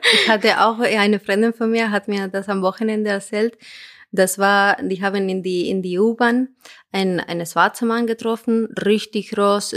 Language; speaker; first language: German; non-native, fluent; Spanish